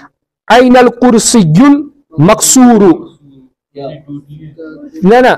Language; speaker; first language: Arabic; non-native, fluent; Kashmiri